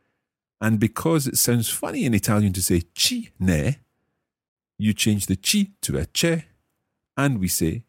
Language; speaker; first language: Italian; non-native, fluent; English